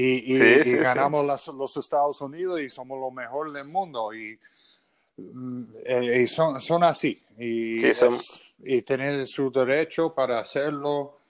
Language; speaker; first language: Spanish; early bilingual, other home language; English